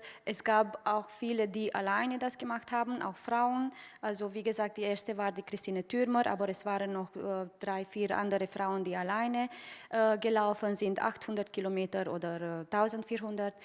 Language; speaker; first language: German; non-native, fluent; Romanian